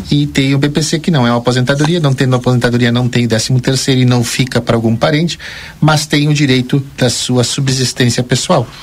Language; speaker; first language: Portuguese; early bilingual, other home language; Spanish